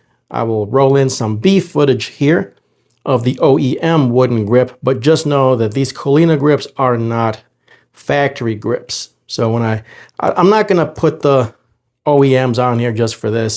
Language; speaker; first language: English; native; English